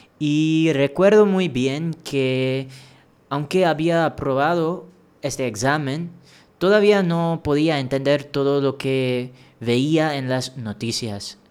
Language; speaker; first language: Spanish; non-native, fluent; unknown